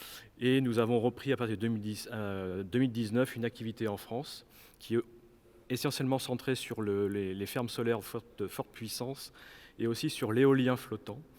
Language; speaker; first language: French; native; French